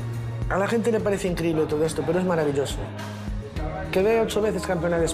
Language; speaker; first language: Spanish; native; Spanish